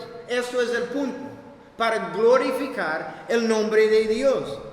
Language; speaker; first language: Spanish; non-native, fluent; English